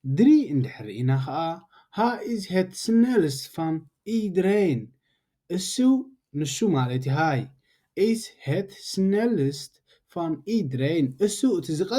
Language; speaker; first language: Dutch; non-native, learner; Tigrinya